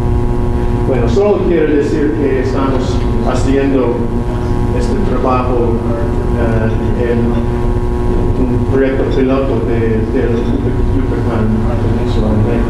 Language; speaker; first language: Spanish; non-native, learner; English